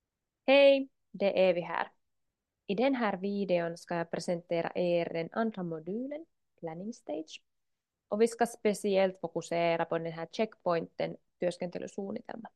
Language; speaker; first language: Swedish; non-native, local second language; Finnish